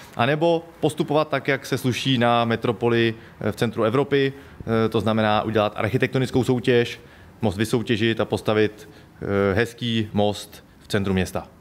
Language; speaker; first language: Czech; native; Czech